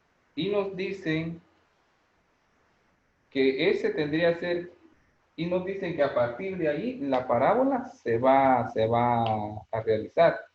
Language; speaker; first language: Spanish; native; Spanish